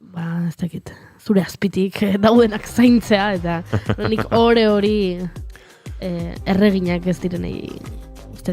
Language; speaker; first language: Basque; native; Basque